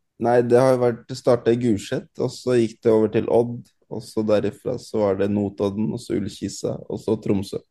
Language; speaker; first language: Norwegian; early bilingual, other home language; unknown